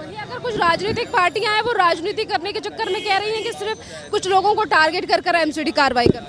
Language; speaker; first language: Hindi; native; Hindi